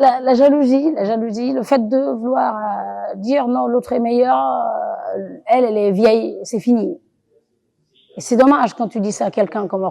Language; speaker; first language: French; non-native, local second language; Wolof